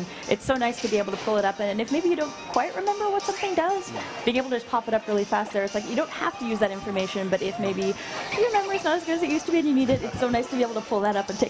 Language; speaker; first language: English; native; English